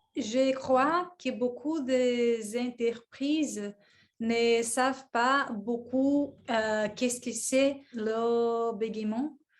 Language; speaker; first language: French; non-native, learner; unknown